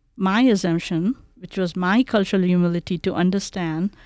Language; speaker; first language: English; non-native, local second language; Bangla